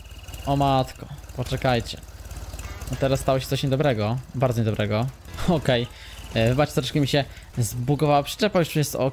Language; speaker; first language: Polish; native; Polish